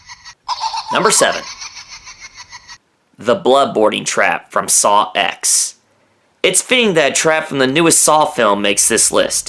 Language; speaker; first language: English; native; English